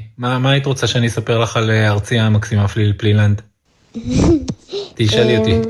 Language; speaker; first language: Hebrew; native; Hebrew